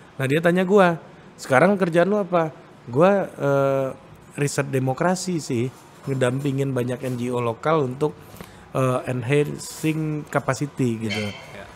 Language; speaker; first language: Indonesian; native; Indonesian